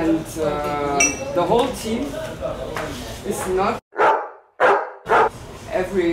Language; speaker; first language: English; non-native, learner; German